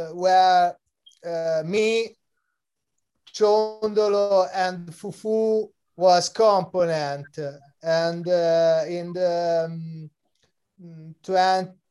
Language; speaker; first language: English; non-native, learner; Italian